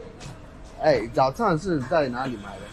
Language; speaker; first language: Chinese; non-native, learner; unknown